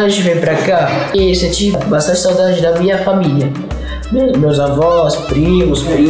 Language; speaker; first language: Portuguese; early bilingual, other home language; Arabic